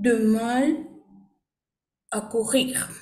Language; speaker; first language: French; non-native, learner; Spanish